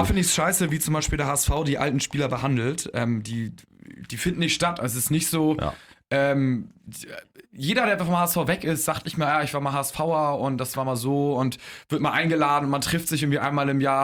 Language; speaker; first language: German; native; German